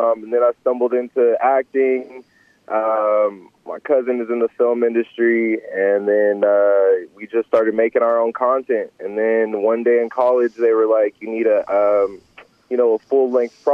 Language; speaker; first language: English; native; English